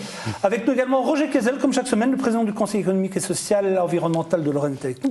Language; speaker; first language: French; native; French